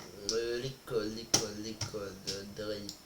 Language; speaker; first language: French; native; French